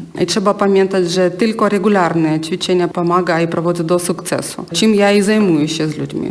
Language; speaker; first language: Polish; non-native, learner; Ukrainian